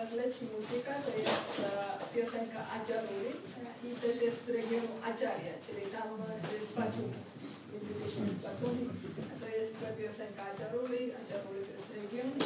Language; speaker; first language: Polish; non-native, fluent; Georgian